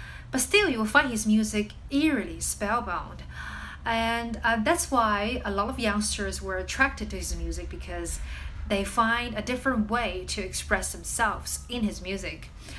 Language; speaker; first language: English; non-native, fluent; Chinese